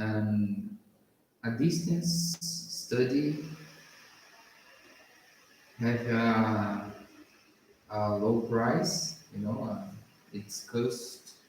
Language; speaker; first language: English; non-native, learner; Portuguese